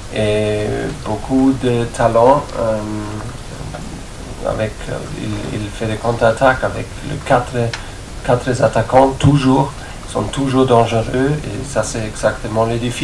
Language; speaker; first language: French; non-native, fluent; German